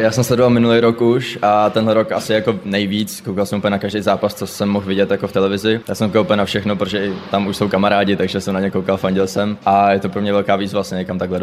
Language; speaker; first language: Czech; native; Czech